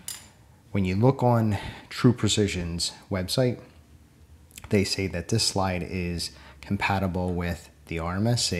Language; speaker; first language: English; native; English